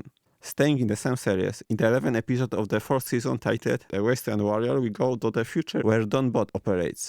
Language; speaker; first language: English; non-native, fluent; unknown